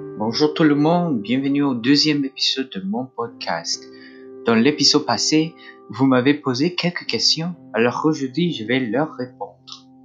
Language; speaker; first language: French; non-native, local second language; English